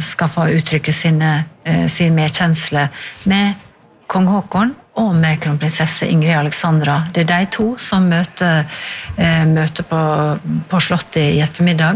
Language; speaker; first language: Norwegian; native; Norwegian